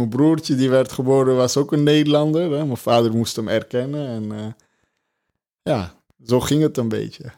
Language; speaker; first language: Dutch; early bilingual, other home language; Armenian